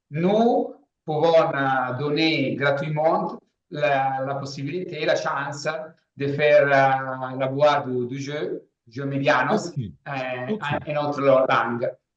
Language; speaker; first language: French; non-native, learner; Italian